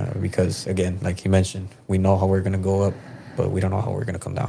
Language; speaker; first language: English; early bilingual, other home language; Spanish